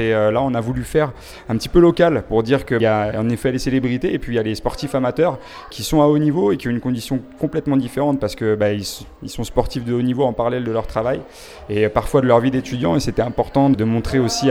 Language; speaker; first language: French; native; French